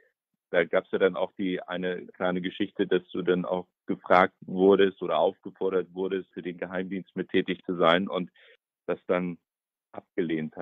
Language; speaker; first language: German; native; German